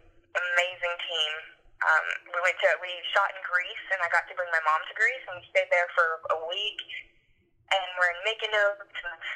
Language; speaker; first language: English; native; English